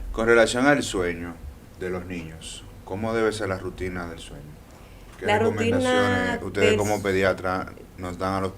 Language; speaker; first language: Spanish; native; Spanish